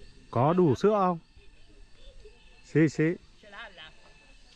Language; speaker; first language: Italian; non-native, learner; Vietnamese